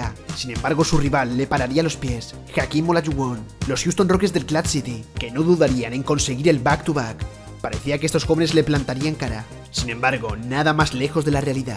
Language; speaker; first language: Spanish; native; Spanish